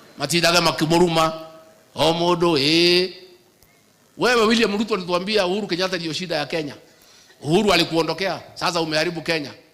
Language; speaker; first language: Swahili; non-native, local second language; Kikuyu